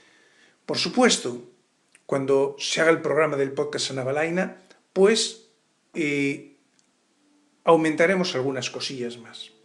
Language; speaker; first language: Spanish; native; Spanish